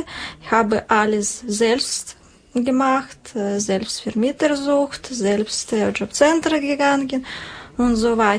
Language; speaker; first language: German; non-native, learner; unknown